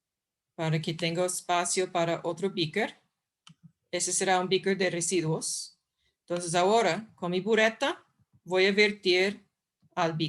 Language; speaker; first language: Spanish; non-native, fluent; English